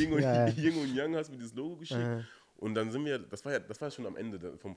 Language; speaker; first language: German; native; German